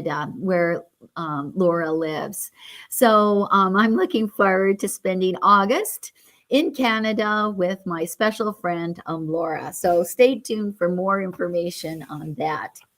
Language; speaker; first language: English; native; English